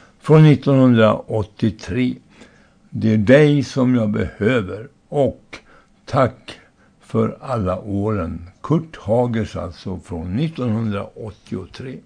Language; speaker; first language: Swedish; native; Swedish